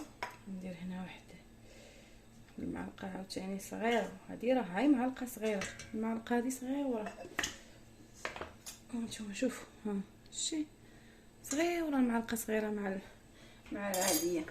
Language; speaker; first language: Arabic; native; Arabic